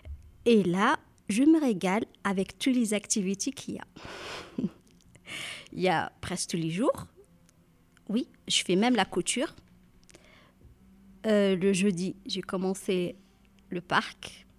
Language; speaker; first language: French; non-native, learner; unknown